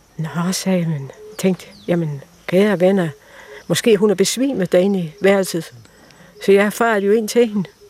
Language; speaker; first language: Danish; native; Danish